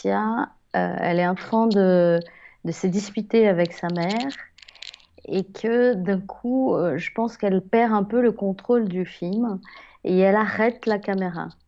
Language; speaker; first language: French; non-native, fluent; Portuguese